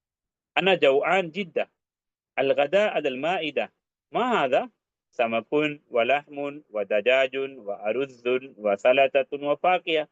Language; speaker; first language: Arabic; non-native, fluent; Urdu